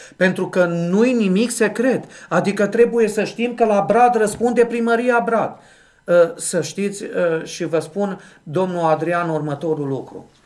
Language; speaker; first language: Romanian; native; Romanian